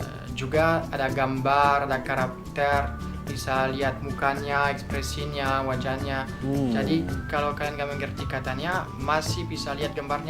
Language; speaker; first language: Indonesian; non-native, fluent; French